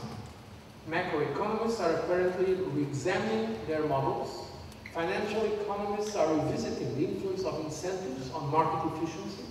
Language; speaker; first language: English; non-native, fluent; Portuguese